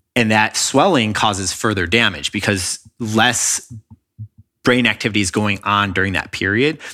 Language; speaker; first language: English; native; English